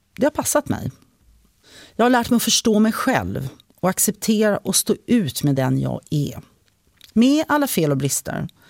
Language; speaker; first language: Swedish; early bilingual, other home language; French